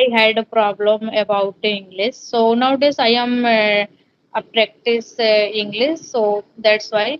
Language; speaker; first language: English; non-native, learner; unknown